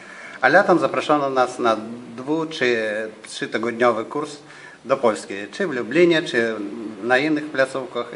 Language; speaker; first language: Polish; non-native, fluent; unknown